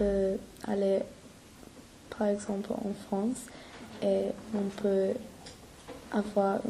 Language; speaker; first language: French; non-native, learner; English